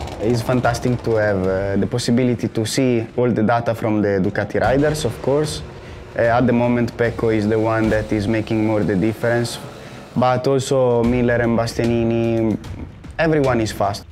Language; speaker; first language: English; non-native, fluent; Italian